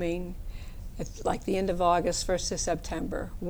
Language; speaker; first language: English; native; English